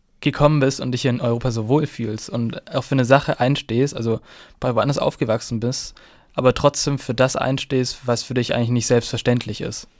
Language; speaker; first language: German; native; German